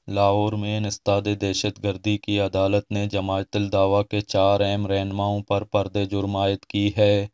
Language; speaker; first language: Urdu; non-native, local second language; Baluchi